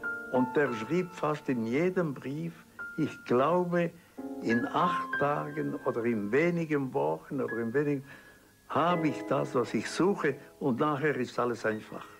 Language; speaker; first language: German; non-native, local second language; Italian